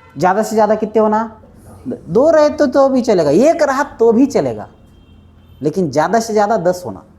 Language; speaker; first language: Hindi; non-native, local second language; Marathi